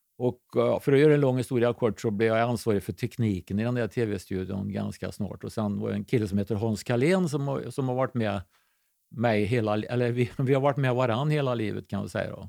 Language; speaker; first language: Swedish; native; Swedish